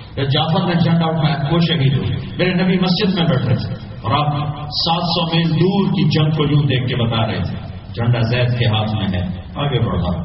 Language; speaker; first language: Urdu; non-native, local second language; Punjabi